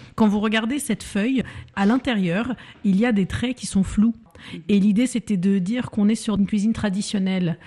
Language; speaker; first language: French; early bilingual, other home language; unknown